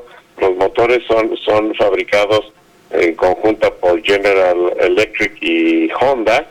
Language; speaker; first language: Spanish; native; Spanish